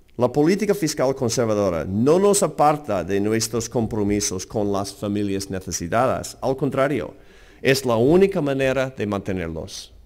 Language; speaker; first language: Spanish; non-native, fluent; English